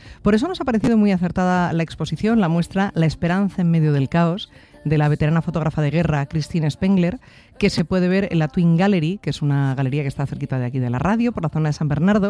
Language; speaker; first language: Spanish; native; Spanish